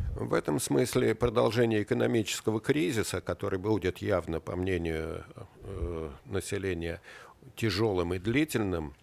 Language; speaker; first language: Russian; native; Russian